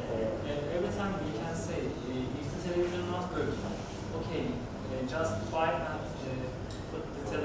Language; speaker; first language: English; non-native, learner; Turkish